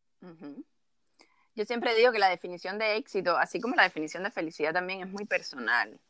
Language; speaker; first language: Spanish; native; Spanish